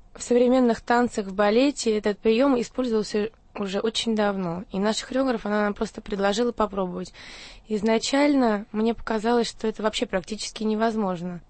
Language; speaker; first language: Russian; native; Russian